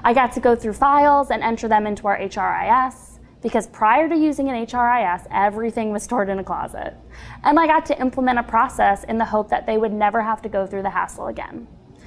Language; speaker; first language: English; native; English